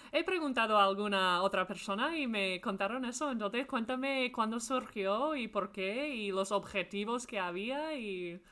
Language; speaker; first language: Spanish; non-native, fluent; English